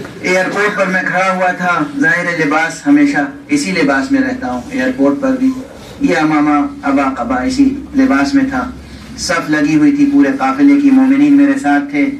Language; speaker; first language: Urdu; native; Urdu